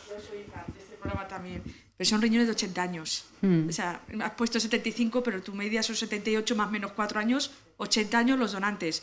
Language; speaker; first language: Spanish; native; Spanish